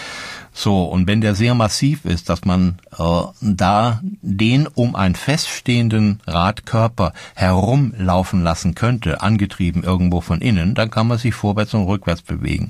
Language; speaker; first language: German; native; German